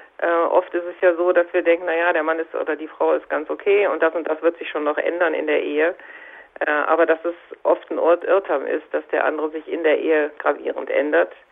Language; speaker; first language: German; native; German